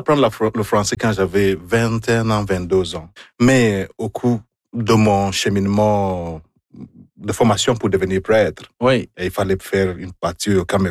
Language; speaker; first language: French; non-native, fluent; Igbo